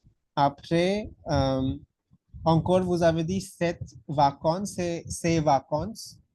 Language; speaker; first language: French; non-native, fluent; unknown